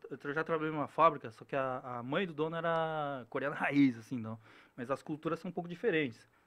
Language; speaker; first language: Portuguese; early bilingual, other home language; Korean